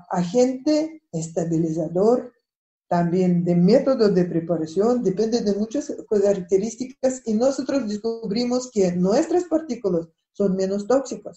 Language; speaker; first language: Spanish; non-native, fluent; Russian